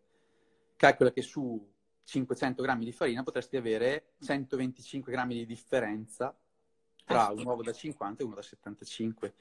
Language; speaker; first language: Italian; native; Italian